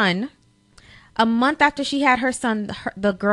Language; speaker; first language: English; early bilingual, other home language; Spanish